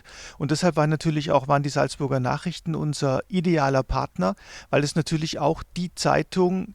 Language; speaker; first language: German; native; German